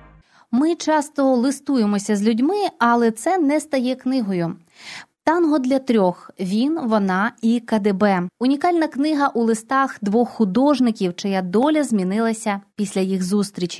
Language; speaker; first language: Ukrainian; native; Ukrainian